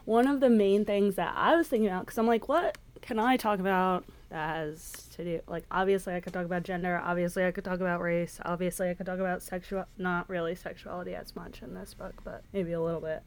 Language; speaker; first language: English; native; English